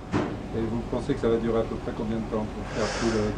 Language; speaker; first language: French; native; French